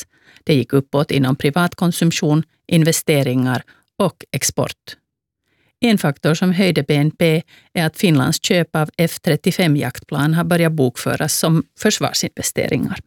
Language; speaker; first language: Swedish; native; Swedish